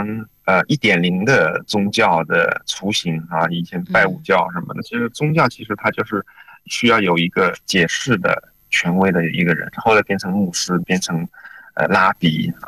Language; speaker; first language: Chinese; native; Chinese